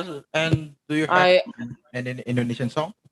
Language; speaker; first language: English; non-native, fluent; Indonesian